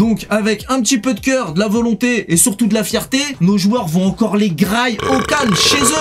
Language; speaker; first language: French; native; French